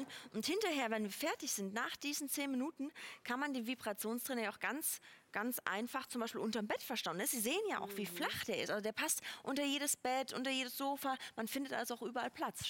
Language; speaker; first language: German; native; German